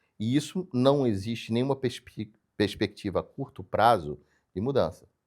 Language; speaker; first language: Portuguese; native; Portuguese